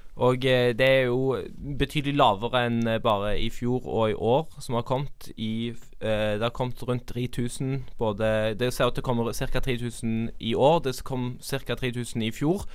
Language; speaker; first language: Norwegian; native; Norwegian